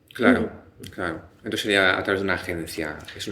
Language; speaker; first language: Spanish; native; Spanish